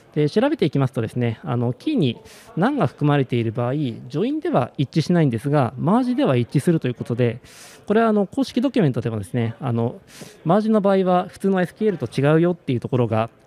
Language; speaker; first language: Japanese; native; Japanese